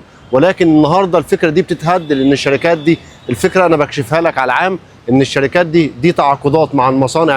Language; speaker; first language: Arabic; native; Arabic